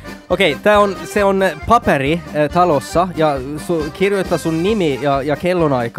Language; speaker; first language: Finnish; non-native, learner; Swedish